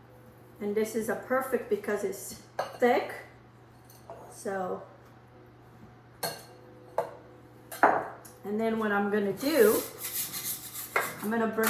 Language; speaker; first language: English; non-native, fluent; Portuguese